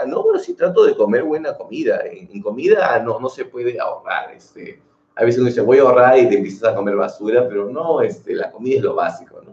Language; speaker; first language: Spanish; native; Spanish